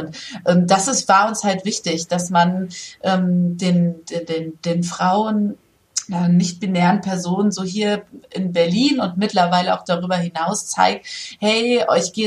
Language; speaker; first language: German; native; German